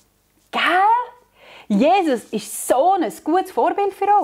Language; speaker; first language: German; native; German